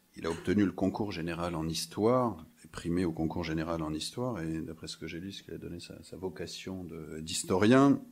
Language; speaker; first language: French; native; French